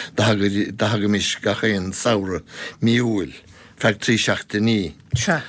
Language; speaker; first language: Irish; non-native, local second language; English